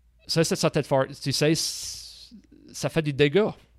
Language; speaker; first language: French; native; French